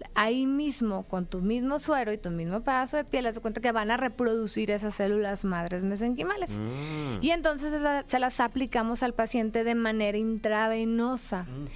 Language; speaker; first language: Spanish; native; Spanish